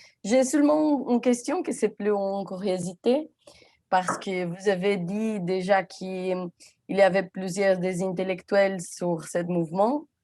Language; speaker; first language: French; non-native, fluent; Portuguese